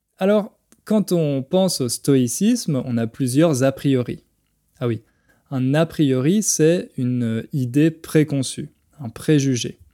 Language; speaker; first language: French; native; French